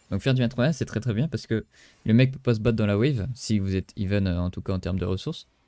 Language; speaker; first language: French; native; French